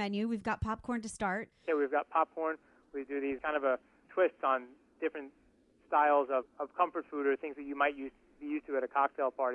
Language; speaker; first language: English; native; English